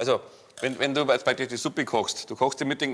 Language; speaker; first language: German; native; German